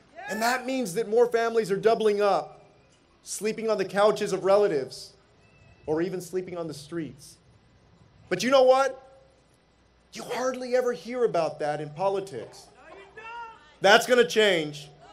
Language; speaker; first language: English; early bilingual, other home language; Spanish